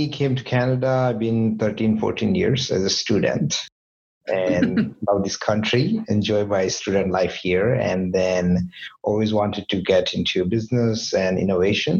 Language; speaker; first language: English; non-native, local second language; Hindi